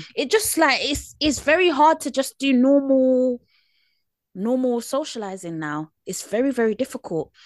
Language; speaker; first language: English; native; English